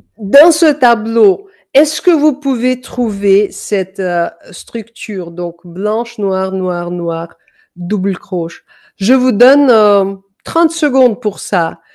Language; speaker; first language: French; non-native, fluent; Danish